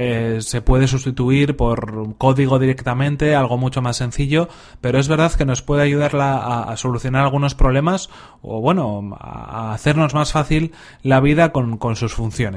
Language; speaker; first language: Spanish; native; Spanish